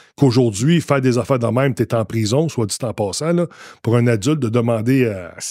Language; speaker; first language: French; native; French